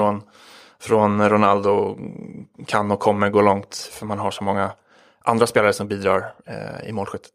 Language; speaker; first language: Swedish; native; Swedish